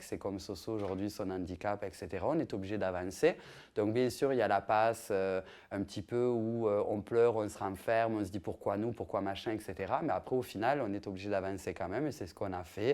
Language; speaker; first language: French; native; French